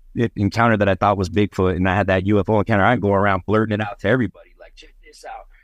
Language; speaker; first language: English; native; English